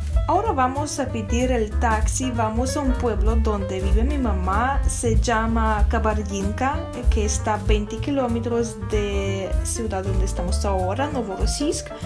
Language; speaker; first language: Spanish; non-native, fluent; Russian